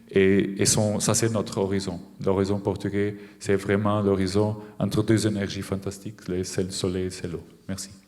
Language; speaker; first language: French; non-native, fluent; Portuguese